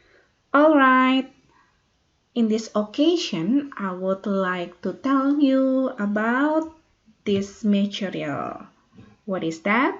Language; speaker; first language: English; non-native, fluent; Indonesian